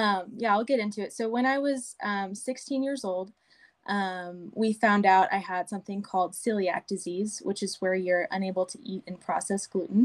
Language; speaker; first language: English; native; English